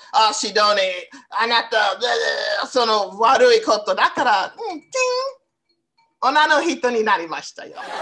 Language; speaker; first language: Japanese; non-native, learner; English